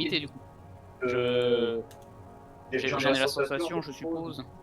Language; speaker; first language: French; native; French